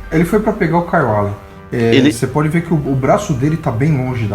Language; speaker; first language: Portuguese; native; Portuguese